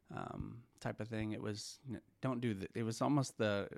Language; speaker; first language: English; native; English